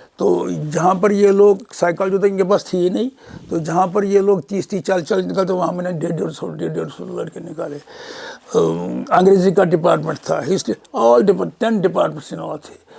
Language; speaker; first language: Urdu; non-native, local second language; Kashmiri